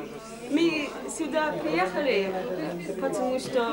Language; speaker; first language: Russian; non-native, learner; English